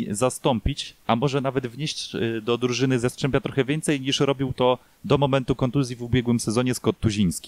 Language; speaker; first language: Polish; native; Polish